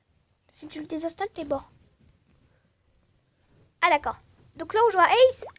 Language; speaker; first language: French; native; French